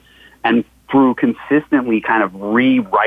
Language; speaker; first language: English; native; English